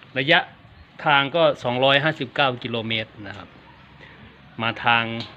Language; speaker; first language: Thai; native; Thai